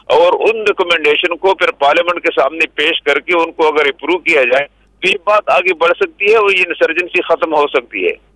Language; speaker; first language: Urdu; non-native, local second language; Pashto